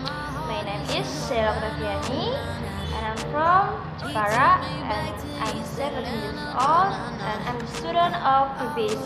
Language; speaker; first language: English; non-native, learner; Indonesian